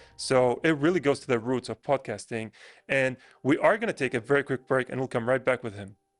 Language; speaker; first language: English; non-native, fluent; Arabic